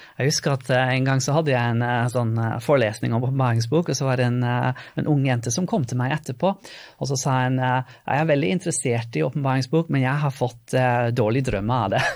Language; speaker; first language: Norwegian; non-native, fluent; English